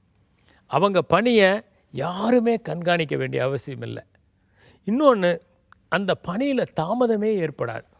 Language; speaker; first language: Tamil; native; Tamil